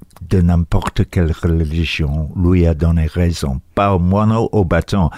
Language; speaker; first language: French; non-native, learner; English